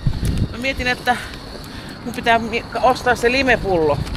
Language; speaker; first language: Finnish; native; Finnish